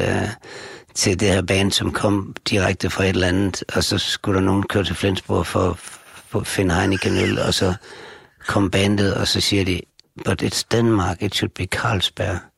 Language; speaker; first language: Danish; native; Danish